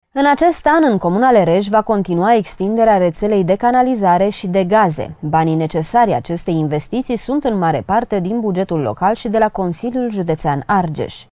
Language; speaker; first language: Romanian; native; Romanian